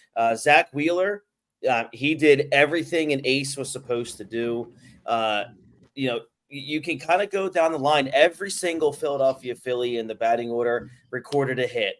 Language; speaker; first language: English; native; English